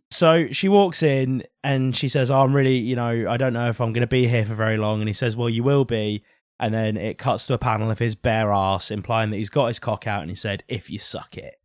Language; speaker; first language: English; native; English